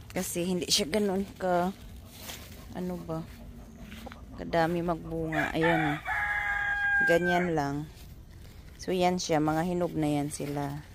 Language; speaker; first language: Filipino; non-native, local second language; Masbatenyo